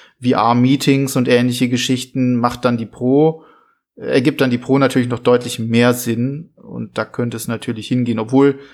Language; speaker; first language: German; native; German